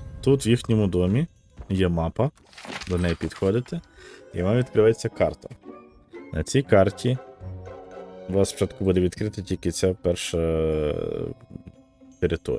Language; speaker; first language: Ukrainian; native; Ukrainian